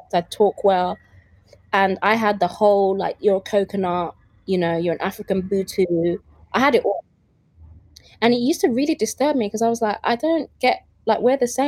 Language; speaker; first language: English; native; English